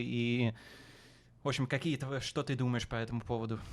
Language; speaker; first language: Russian; early bilingual, heritage; Russian